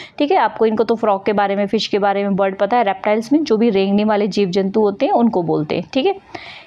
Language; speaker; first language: Hindi; native; Hindi